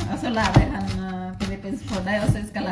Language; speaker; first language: Norwegian; non-native, learner; Filipino